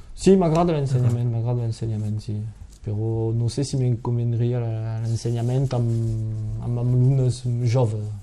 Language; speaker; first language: Catalan; non-native, local second language; French